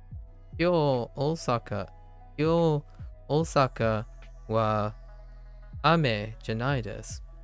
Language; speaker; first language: Japanese; non-native, learner; English